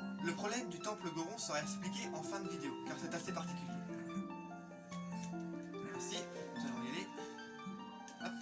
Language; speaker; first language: French; native; French